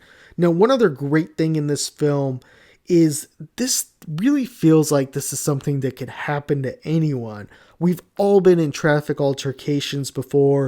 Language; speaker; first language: English; native; English